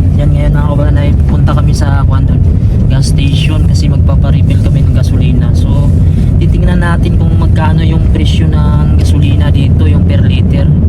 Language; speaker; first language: Filipino; native; Filipino